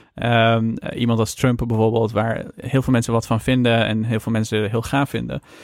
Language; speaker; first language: Dutch; early bilingual, other home language; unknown